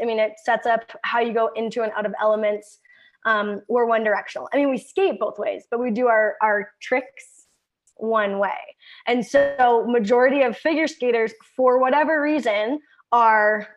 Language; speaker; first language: English; native; English